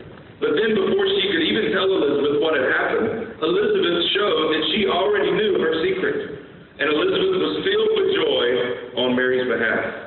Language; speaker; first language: English; native; English